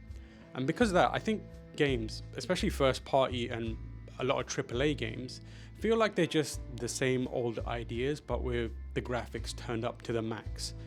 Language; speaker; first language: English; native; English